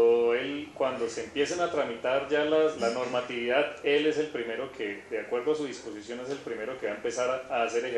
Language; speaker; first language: Spanish; native; Spanish